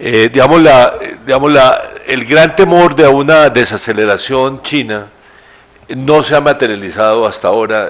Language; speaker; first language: Spanish; native; Spanish